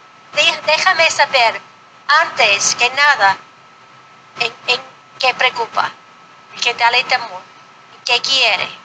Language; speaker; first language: Spanish; non-native, fluent; English